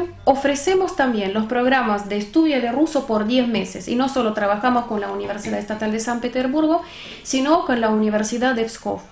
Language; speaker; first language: Spanish; non-native, fluent; Russian